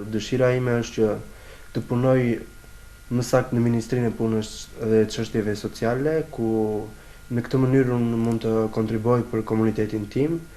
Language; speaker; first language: Albanian; non-native, local second language; Romany